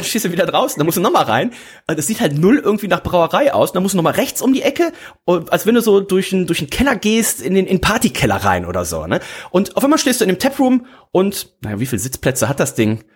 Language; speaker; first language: German; native; German